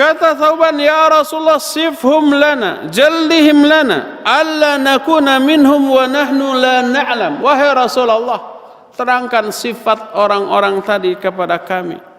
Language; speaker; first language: Indonesian; native; Indonesian